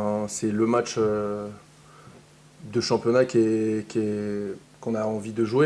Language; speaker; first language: French; native; French